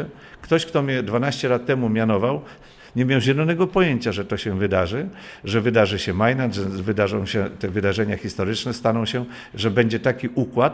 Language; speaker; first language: Polish; non-native, fluent; Ukrainian